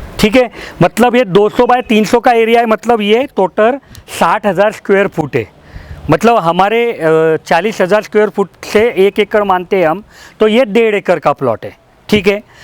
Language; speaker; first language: Hindi; non-native, local second language; Marathi